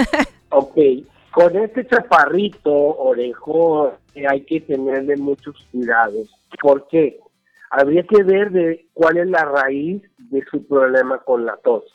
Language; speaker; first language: Spanish; native; Spanish